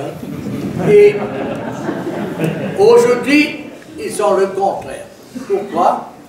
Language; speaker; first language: French; non-native, fluent; German